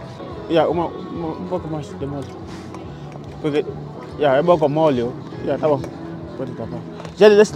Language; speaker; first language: Portuguese; non-native, learner; Vietnamese